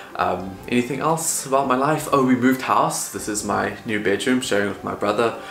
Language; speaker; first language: English; native; English